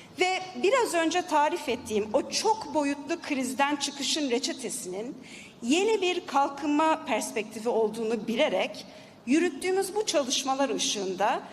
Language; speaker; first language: Turkish; native; Turkish